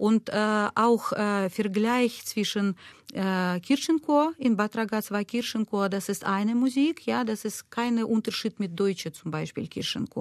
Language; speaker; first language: German; non-native, learner; Russian